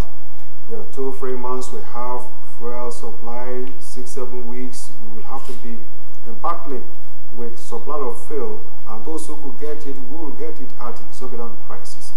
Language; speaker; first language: English; non-native, local second language; Yoruba